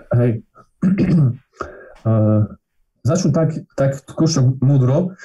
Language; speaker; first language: Slovak; non-native, local second language; Rusyn